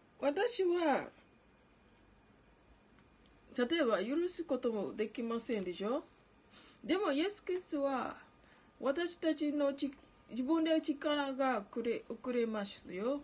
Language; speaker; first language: Japanese; non-native, learner; Ganda